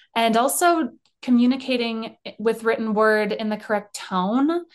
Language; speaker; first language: English; native; English